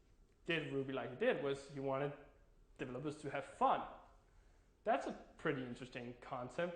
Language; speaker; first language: English; non-native, fluent; Danish